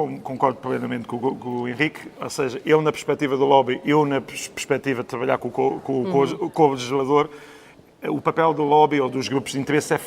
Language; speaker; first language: Portuguese; native; Portuguese